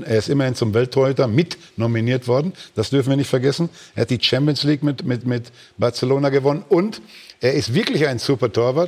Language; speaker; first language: German; native; German